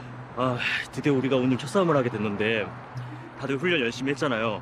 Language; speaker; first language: Korean; native; Korean